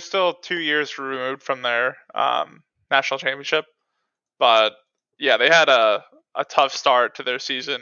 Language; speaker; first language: English; native; English